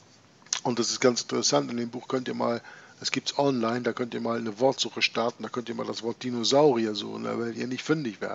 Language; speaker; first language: German; native; German